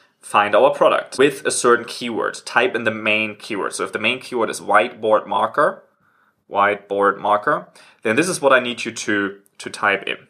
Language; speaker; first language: English; non-native, fluent; German